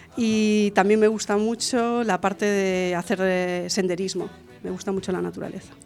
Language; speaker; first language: Spanish; non-native, local second language; Galician